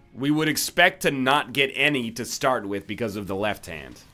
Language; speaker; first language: English; native; English